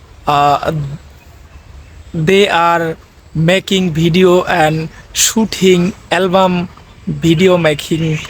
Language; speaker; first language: English; non-native, learner; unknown